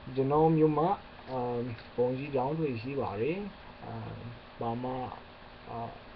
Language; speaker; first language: Burmese; non-native, learner; English